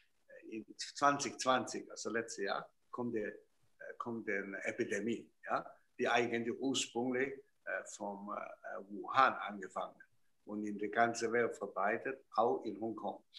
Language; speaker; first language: German; non-native, fluent; Chinese